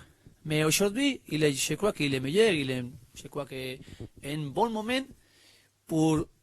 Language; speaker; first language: French; non-native, learner; Spanish